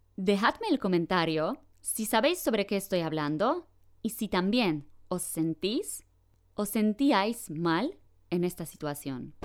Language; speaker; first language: Spanish; non-native, fluent; Polish